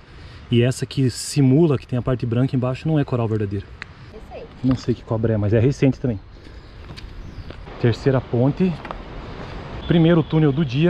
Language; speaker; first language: Portuguese; native; Portuguese